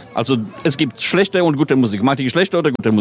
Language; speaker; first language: German; non-native, fluent; Polish